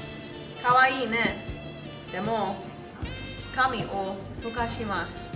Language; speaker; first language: Japanese; non-native, learner; English